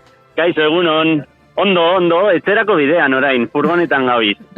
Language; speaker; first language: Basque; non-native, local second language; Spanish